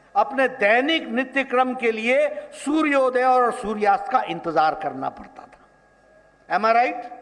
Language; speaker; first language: Hindi; native; Hindi